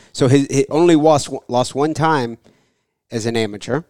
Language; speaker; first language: English; native; English